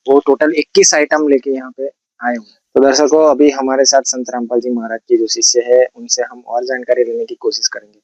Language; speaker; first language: Hindi; non-native, local second language; Gujarati